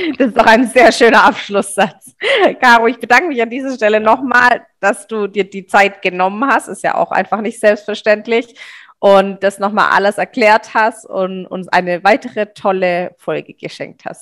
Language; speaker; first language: German; native; German